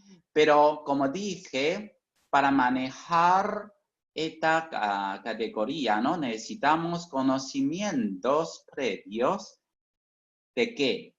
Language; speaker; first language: Spanish; non-native, fluent; Chinese